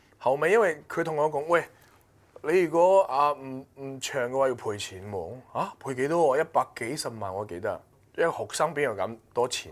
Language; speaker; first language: Cantonese; non-native, fluent; Chinese